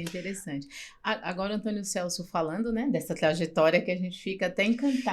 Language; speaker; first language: Portuguese; native; Portuguese